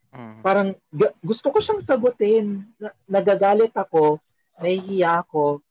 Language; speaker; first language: Filipino; non-native, local second language; Bikol